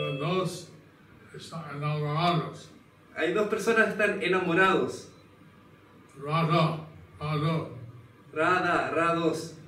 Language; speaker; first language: Spanish; non-native, learner; English